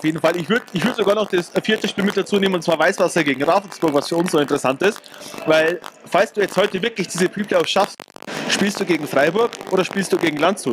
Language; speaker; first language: German; native; German